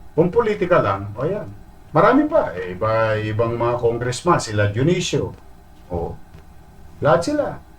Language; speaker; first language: Filipino; native; Filipino